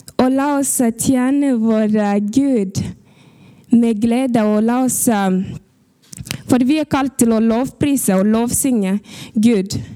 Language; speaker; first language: Norwegian; early bilingual, other home language; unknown